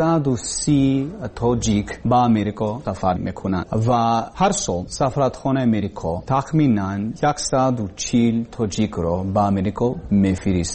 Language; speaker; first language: Persian; non-native, learner; English